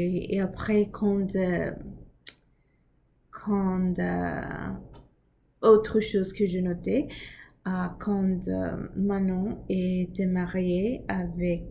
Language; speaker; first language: French; non-native, learner; English